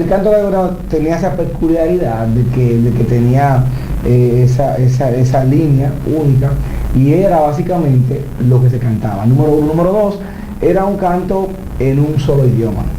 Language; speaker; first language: Spanish; native; Spanish